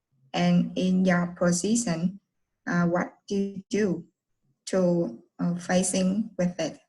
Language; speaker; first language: English; non-native, learner; Vietnamese